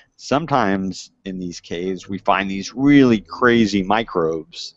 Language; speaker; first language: English; native; English